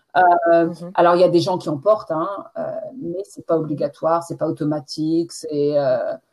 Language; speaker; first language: French; native; French